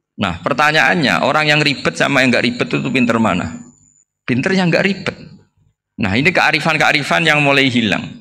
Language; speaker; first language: Indonesian; non-native, local second language; Javanese